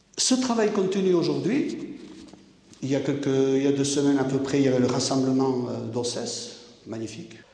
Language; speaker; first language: French; non-native, local second language; Basque